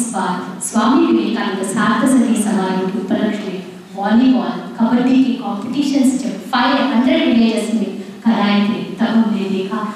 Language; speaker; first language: Hindi; native; Hindi